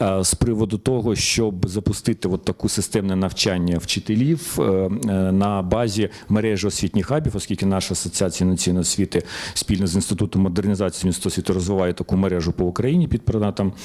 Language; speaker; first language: Ukrainian; native; Ukrainian